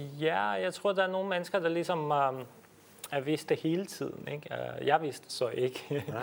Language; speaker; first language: Danish; early bilingual, other home language; Bosnian